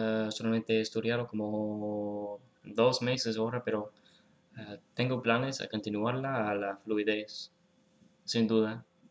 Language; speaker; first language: Spanish; non-native, fluent; English